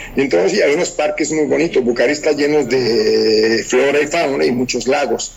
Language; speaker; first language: Spanish; non-native, fluent; Romanian